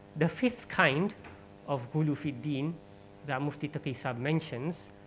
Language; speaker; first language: English; early bilingual, other home language; Urdu